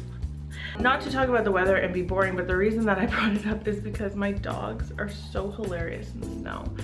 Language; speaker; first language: English; native; English